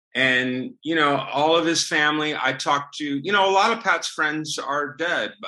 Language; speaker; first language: English; native; English